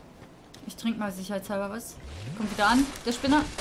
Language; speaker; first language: German; native; German